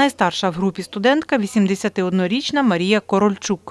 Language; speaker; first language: Ukrainian; native; Ukrainian